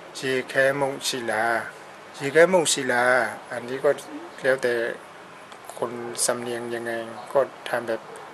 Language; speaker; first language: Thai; non-native, fluent; Burmese